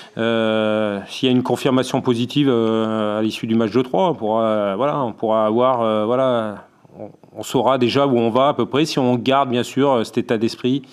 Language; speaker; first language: French; native; French